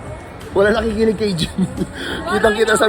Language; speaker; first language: Filipino; native; Filipino